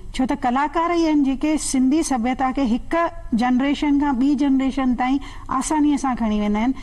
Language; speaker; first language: Sindhi; native; Sindhi